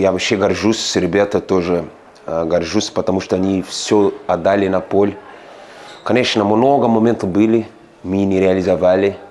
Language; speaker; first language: Russian; non-native, fluent; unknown